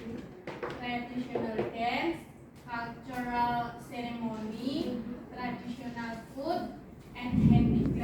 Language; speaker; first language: English; non-native, learner; Indonesian